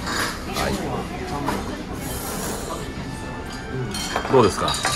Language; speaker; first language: Japanese; native; Japanese